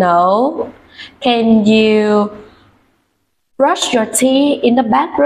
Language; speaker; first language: English; non-native, fluent; Vietnamese